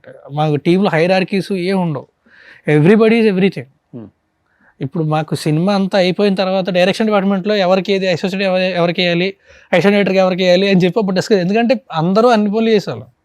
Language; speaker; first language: Telugu; native; Telugu